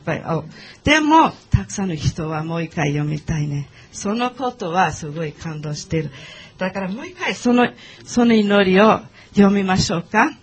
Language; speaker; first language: Japanese; non-native, learner; English